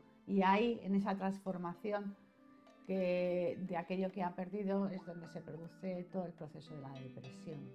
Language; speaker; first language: Spanish; native; Spanish